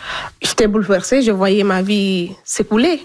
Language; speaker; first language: French; non-native, local second language; Fula